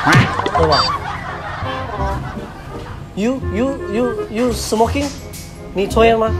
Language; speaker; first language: Chinese; non-native, fluent; Indonesian